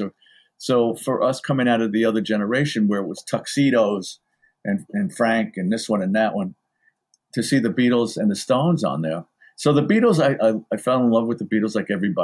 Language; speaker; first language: English; native; English